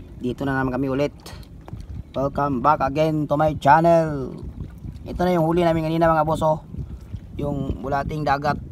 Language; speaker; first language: Filipino; non-native, local second language; Cebuano